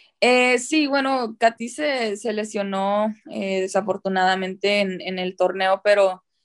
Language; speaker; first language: Spanish; early bilingual, heritage; Spanish